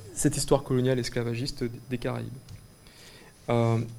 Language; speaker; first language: French; native; French